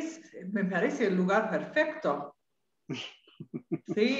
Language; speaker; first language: Spanish; non-native, fluent; English